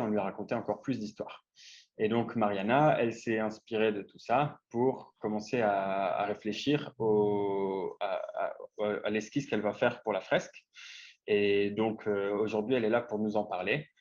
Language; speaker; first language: French; native; French